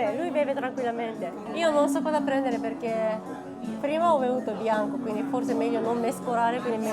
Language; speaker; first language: Italian; non-native, fluent; Japanese